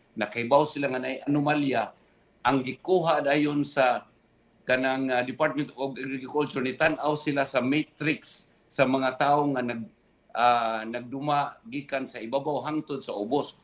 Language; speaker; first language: Cebuano; native; Cebuano